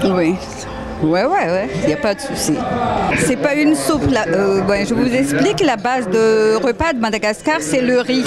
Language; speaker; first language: French; non-native, local second language; Malagasy